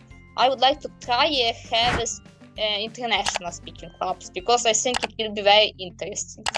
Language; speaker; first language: English; non-native, learner; Ukrainian